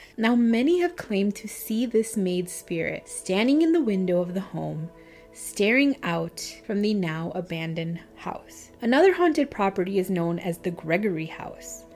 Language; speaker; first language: English; native; English